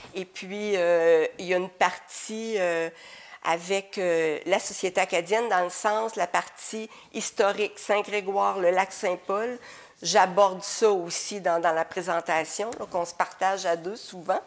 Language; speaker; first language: French; native; French